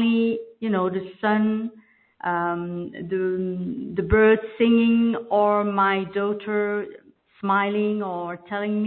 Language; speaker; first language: English; non-native, fluent; French